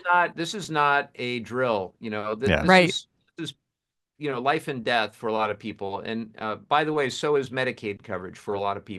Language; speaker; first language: English; native; English